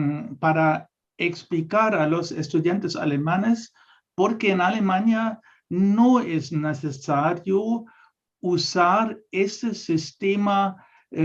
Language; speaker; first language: Spanish; non-native, fluent; German